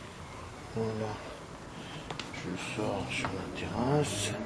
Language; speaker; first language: French; native; French